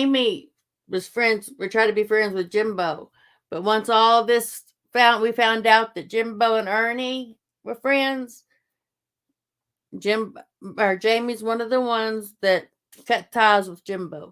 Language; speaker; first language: English; native; English